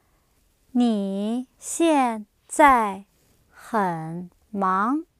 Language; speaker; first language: Chinese; non-native, learner; English